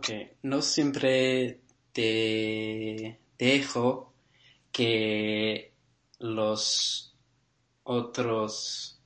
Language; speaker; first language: Spanish; non-native, learner; English